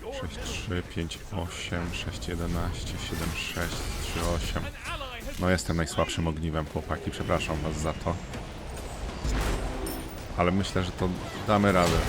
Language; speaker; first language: Polish; native; Polish